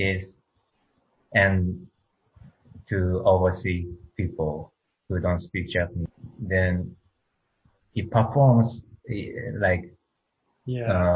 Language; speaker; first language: English; non-native, learner; Japanese